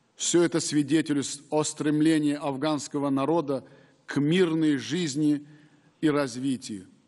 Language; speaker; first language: Russian; non-native, local second language; Uzbek